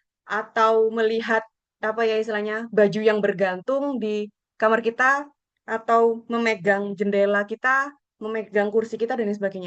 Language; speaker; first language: Indonesian; native; Indonesian